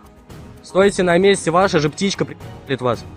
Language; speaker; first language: Russian; native; Russian